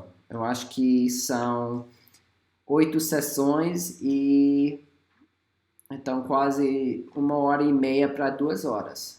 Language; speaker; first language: Portuguese; non-native, fluent; English